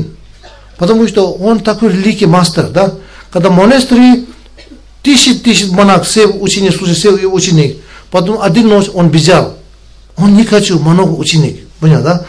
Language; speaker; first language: Russian; non-native, learner; Tibetan